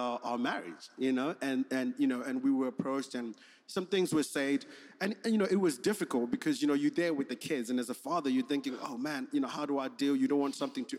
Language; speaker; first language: English; non-native, local second language; Shona